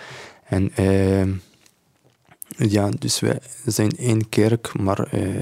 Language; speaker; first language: Dutch; non-native, learner; Ukrainian